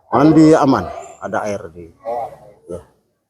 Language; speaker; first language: Indonesian; non-native, local second language; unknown